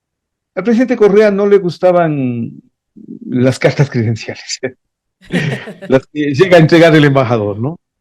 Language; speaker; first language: Spanish; native; Spanish